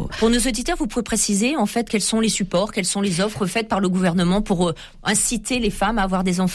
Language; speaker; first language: French; native; French